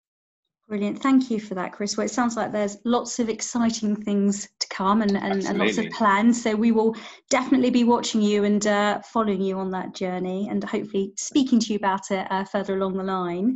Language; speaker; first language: English; native; English